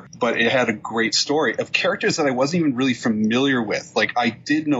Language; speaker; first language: English; native; English